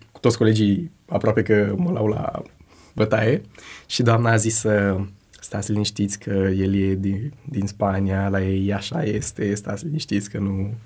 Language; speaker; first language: Romanian; early bilingual, heritage; Romanian